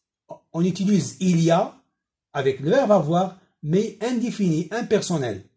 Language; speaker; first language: French; non-native, local second language; Arabic